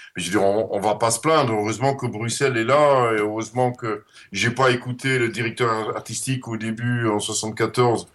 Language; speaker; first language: French; non-native, fluent; Dutch